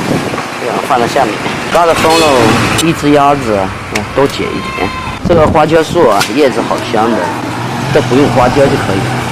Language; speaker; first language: Chinese; native; Chinese